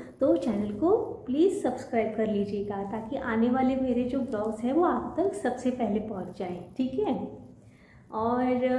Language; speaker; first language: Hindi; non-native, local second language; Marathi